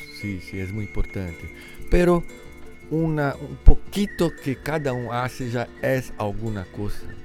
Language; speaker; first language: Spanish; non-native, fluent; Portuguese